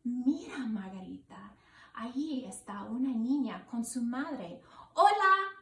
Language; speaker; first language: Spanish; non-native, fluent; English